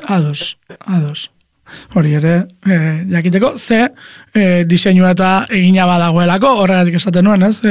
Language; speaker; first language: Basque; native; Basque